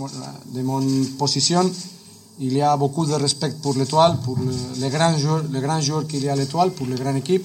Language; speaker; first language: French; non-native, fluent; Spanish